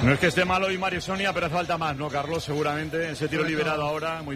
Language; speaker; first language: Spanish; native; Spanish